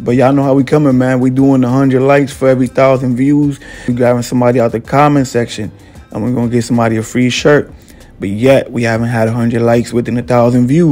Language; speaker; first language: English; native; English